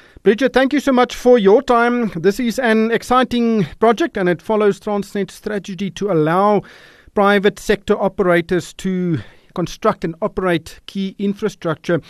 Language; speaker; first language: English; non-native, local second language; Afrikaans